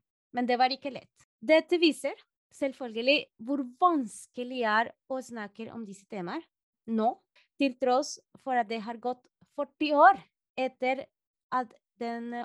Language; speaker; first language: Norwegian; non-native, fluent; Spanish